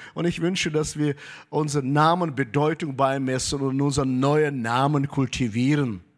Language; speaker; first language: German; early bilingual, heritage; German